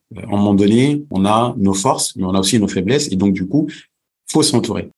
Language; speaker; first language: French; early bilingual, other home language; Fula